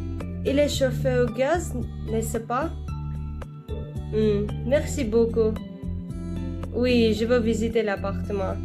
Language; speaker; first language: French; non-native, learner; Armenian